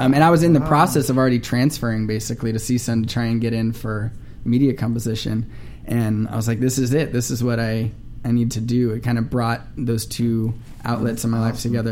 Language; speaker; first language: English; native; English